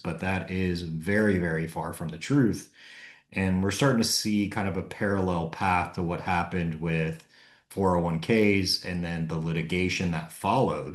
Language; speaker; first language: English; native; English